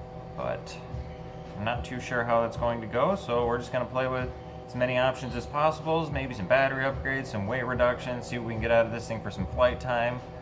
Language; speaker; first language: English; native; English